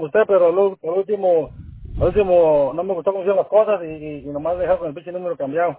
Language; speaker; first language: Spanish; native; Spanish